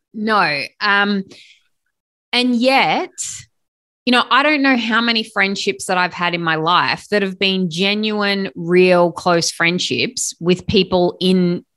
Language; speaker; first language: English; native; English